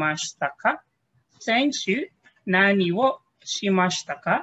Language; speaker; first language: Japanese; non-native, fluent; Filipino